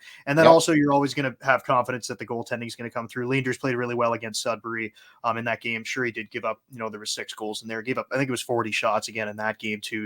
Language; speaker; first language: English; native; English